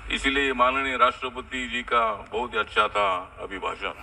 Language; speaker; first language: Hindi; non-native, local second language; Marathi